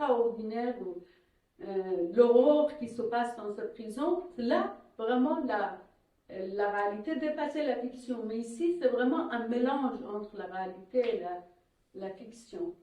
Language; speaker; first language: French; non-native, fluent; Persian